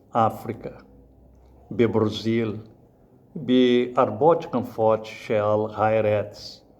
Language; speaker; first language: Hebrew; non-native, learner; Portuguese